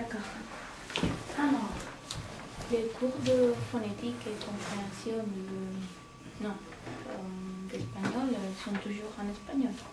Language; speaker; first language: French; non-native, learner; Spanish